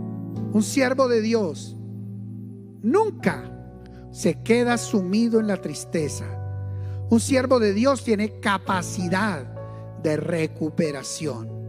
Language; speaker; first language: Spanish; native; Spanish